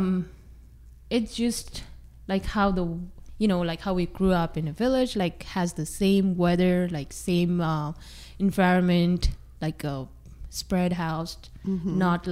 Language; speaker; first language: English; non-native, local second language; Sherpa